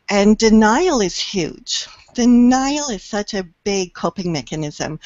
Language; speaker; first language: English; native; English